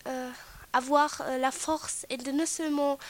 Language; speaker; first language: French; non-native, fluent; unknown